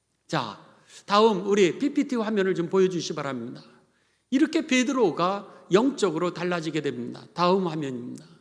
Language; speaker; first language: Korean; native; Korean